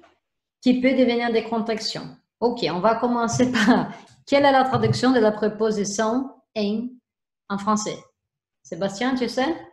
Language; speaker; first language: French; non-native, fluent; Portuguese